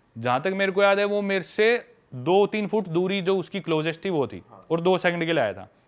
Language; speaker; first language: Hindi; native; Hindi